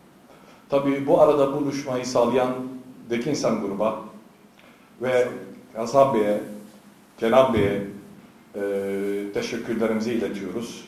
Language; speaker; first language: Turkish; native; Turkish